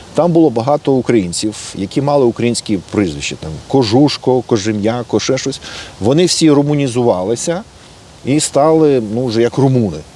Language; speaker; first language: Ukrainian; native; Ukrainian